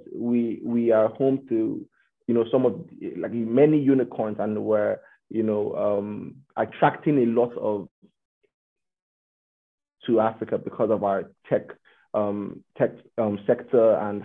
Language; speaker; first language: English; non-native, local second language; Yoruba